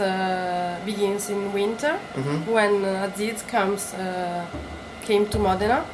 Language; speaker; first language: English; non-native, learner; Italian